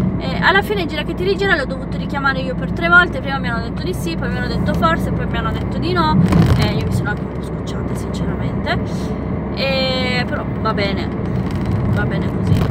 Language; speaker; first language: Italian; non-native, fluent; Romanian